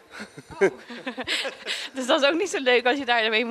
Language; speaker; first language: Dutch; native; Dutch